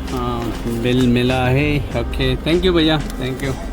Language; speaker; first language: Hindi; non-native, local second language; Kannada